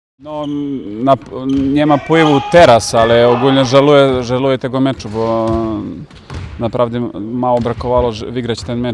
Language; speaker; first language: Polish; non-native, fluent; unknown